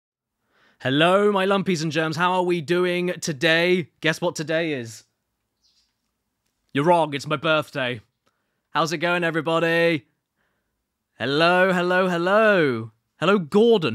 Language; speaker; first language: English; native; English